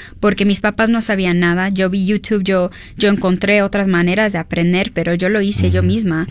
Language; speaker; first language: Spanish; early bilingual, heritage; Spanish